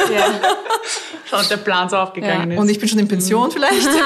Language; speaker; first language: German; early bilingual, other home language; Russian